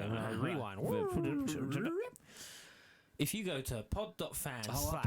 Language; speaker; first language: English; native; English